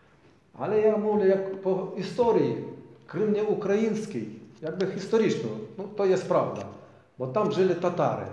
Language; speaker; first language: Polish; non-native, learner; Ukrainian